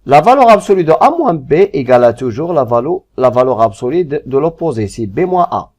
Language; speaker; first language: French; non-native, local second language; Arabic